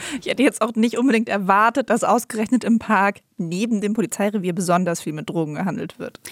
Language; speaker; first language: German; native; German